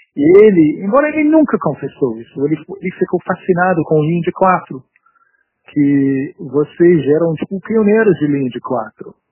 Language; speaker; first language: Portuguese; non-native, fluent; English